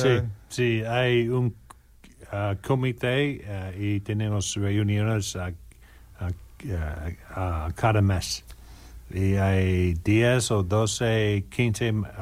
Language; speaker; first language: Spanish; non-native, learner; English